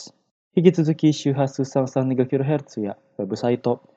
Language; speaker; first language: Japanese; non-native, fluent; Indonesian